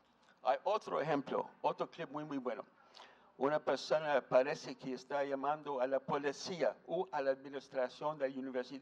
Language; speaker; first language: Spanish; non-native, fluent; English